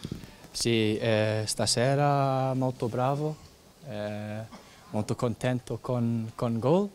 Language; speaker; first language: Italian; non-native, learner; English